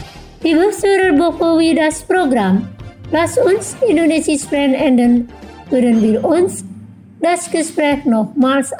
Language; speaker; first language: German; non-native, fluent; Indonesian